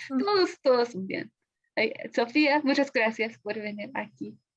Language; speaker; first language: Spanish; non-native, fluent; English